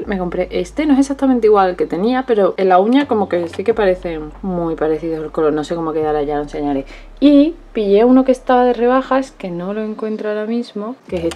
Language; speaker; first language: Spanish; native; Spanish